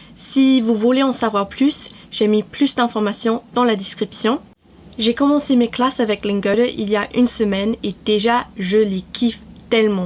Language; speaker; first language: French; non-native, fluent; English